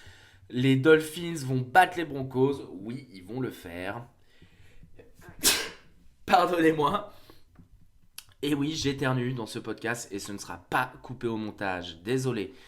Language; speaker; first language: French; native; French